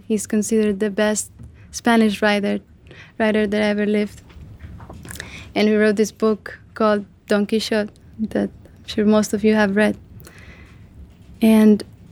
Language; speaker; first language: English; non-native, fluent; Catalan